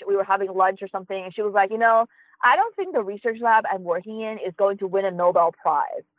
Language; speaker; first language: English; early bilingual, other home language; Chinese